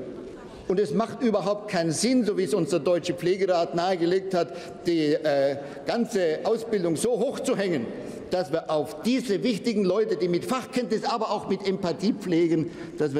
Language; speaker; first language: German; native; German